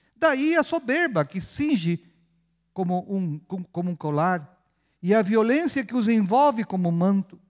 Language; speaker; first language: Portuguese; non-native, fluent; Spanish